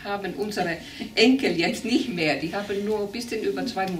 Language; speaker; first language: German; non-native, fluent; Finnish